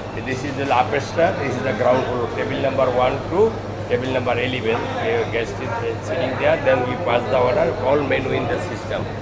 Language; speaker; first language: English; non-native, local second language; Bangla